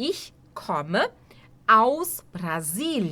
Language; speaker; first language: German; non-native, fluent; Portuguese